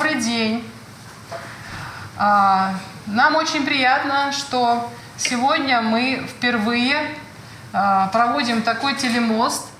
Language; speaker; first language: Russian; native; Russian